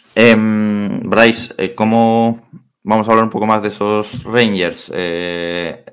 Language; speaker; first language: Spanish; native; Spanish